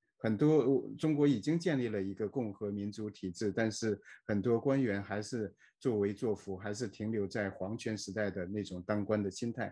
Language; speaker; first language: Chinese; native; Chinese